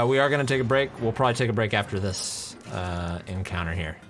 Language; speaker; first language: English; native; English